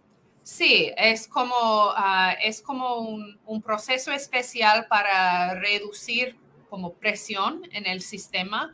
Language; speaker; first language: Spanish; non-native, fluent; English